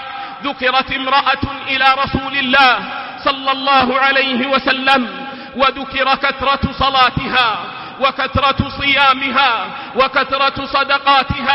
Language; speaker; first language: Arabic; native; Arabic